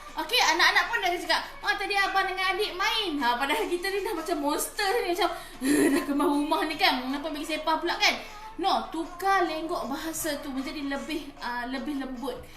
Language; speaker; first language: Malay; native; Malay